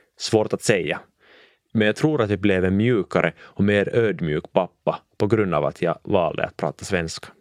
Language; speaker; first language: Swedish; non-native, local second language; Finnish